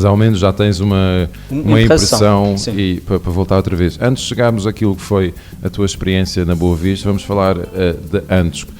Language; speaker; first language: Portuguese; non-native, local second language; Kabuverdianu